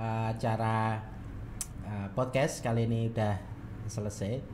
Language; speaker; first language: Indonesian; native; Indonesian